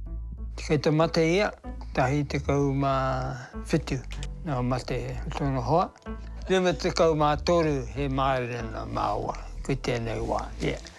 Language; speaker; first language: Māori; non-native, local second language; English